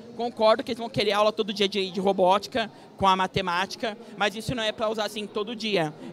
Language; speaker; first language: Portuguese; native; Portuguese